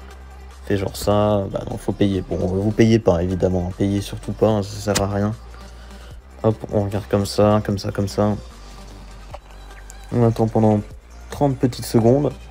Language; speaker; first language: French; native; French